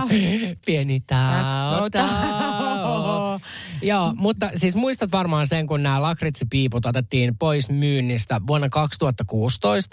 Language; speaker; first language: Finnish; native; Finnish